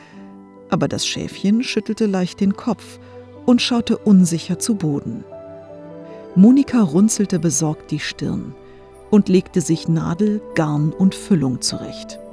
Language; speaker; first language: German; native; German